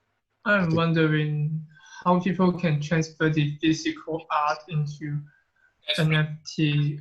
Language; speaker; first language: English; non-native, fluent; Chinese